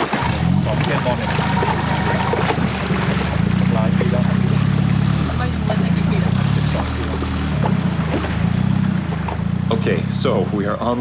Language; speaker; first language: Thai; non-native, fluent; English